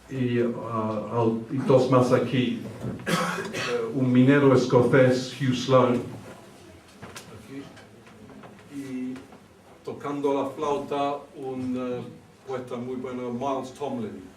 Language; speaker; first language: Spanish; early bilingual, heritage; English